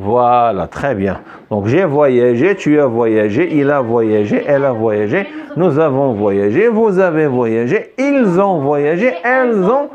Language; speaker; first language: French; non-native, local second language; Arabic